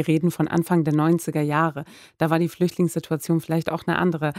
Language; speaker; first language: German; non-native, fluent; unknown